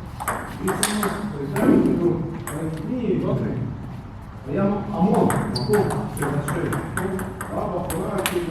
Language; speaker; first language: Hebrew; non-native, learner; Russian